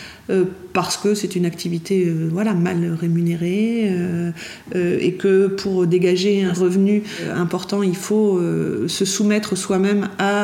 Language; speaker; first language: French; native; French